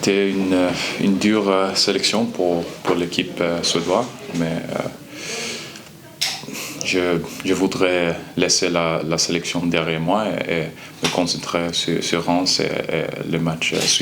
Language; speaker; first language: French; non-native, learner; Swedish